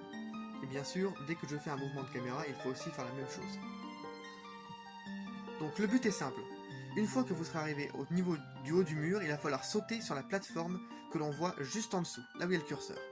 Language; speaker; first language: French; native; French